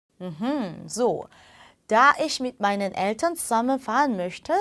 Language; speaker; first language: German; non-native, fluent; Korean